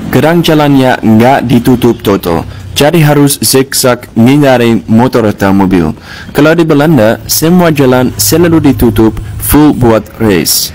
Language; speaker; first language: Indonesian; non-native, fluent; Dutch